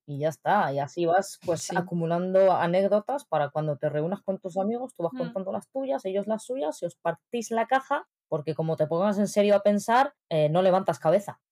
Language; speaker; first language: Spanish; native; Spanish